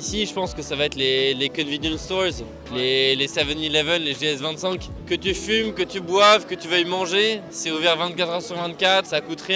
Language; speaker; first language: French; native; French